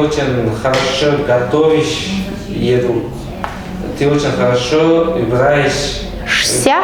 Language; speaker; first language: Russian; non-native, local second language; Kazakh